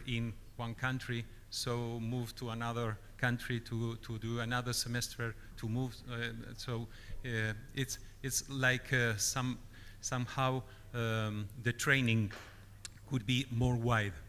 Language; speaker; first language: English; non-native, fluent; Spanish